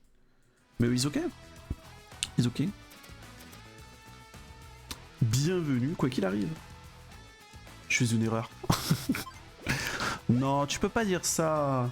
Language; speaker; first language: French; native; French